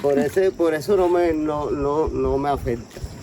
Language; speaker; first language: Spanish; native; Spanish